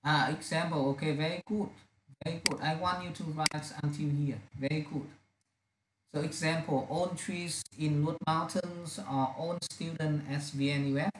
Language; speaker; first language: English; non-native, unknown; Vietnamese